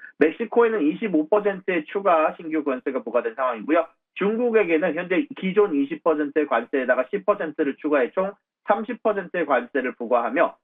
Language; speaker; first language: Korean; native; Korean